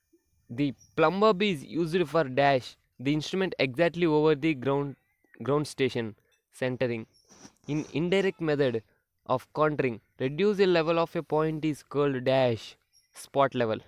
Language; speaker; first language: English; non-native, local second language; Telugu